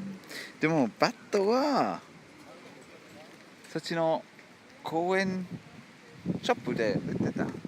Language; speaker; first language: Japanese; non-native, fluent; English